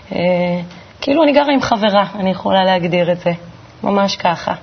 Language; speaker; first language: Hebrew; native; Hebrew